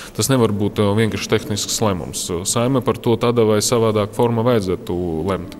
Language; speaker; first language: Latvian; non-native, local second language; Russian